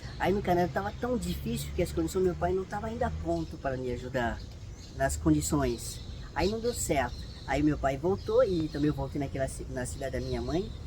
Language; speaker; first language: Portuguese; non-native, fluent; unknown